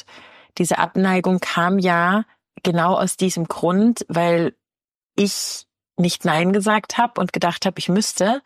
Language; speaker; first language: German; native; German